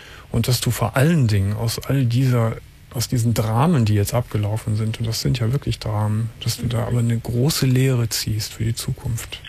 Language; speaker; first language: German; native; German